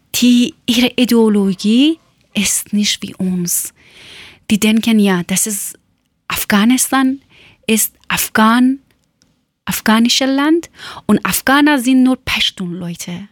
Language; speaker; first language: German; non-native, learner; Persian